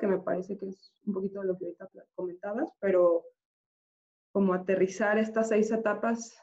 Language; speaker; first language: Spanish; native; Spanish